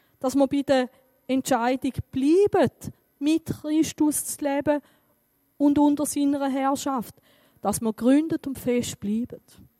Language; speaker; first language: German; native; German